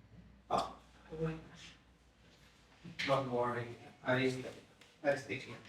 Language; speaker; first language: English; non-native, fluent; Spanish